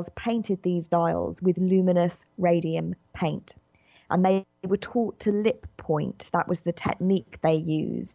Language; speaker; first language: English; native; English